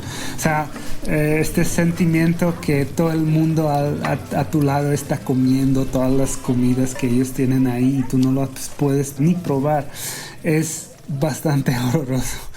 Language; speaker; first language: Spanish; non-native, fluent; Hungarian